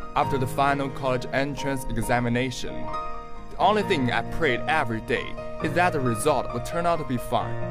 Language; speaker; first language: English; non-native, fluent; Chinese